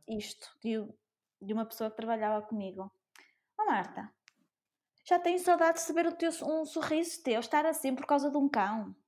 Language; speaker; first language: Portuguese; early bilingual, other home language; Spanish